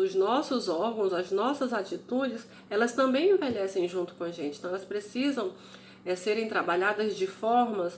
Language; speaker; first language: Portuguese; native; Portuguese